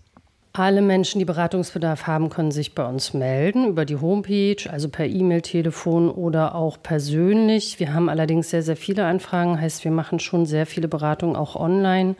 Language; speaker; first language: German; native; German